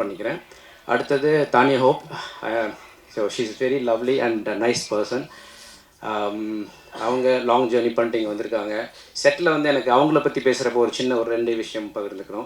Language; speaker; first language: Tamil; native; Tamil